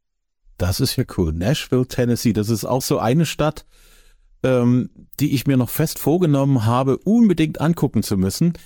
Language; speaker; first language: German; native; German